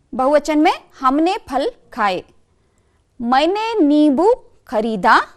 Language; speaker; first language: Hindi; non-native, local second language; Kannada